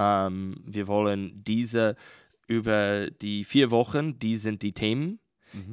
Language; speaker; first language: German; non-native, learner; English